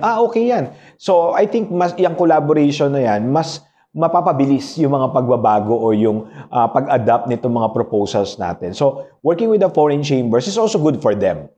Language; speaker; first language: Filipino; non-native, local second language; Pampanga